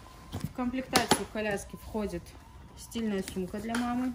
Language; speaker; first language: Russian; native; Russian